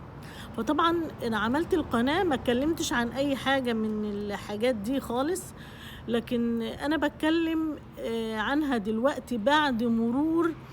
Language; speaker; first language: Arabic; native; Arabic